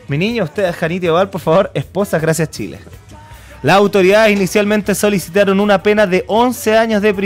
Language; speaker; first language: Spanish; native; Spanish